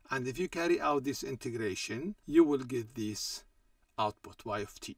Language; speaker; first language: English; non-native, fluent; Arabic